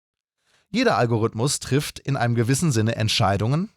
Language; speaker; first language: German; native; German